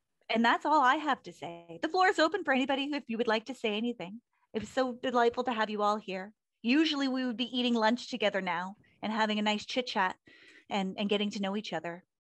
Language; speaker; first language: English; native; English